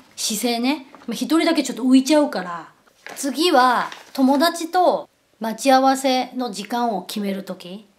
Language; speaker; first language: Japanese; non-native, fluent; Korean